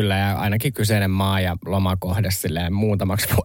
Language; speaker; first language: Finnish; native; Finnish